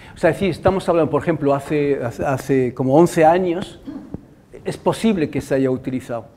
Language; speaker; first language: Spanish; non-native, fluent; Arabic